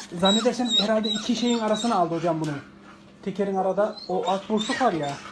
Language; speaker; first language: Turkish; native; Turkish